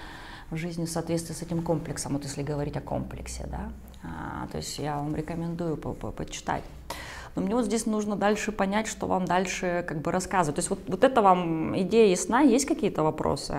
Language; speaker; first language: Russian; native; Russian